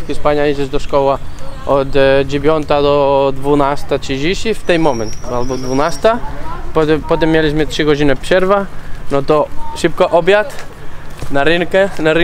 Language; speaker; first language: Polish; non-native, learner; Spanish